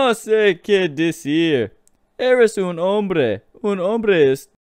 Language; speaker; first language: Spanish; non-native, learner; English